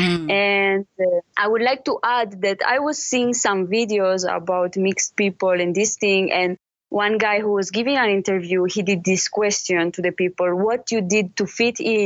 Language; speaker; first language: English; non-native, learner; Italian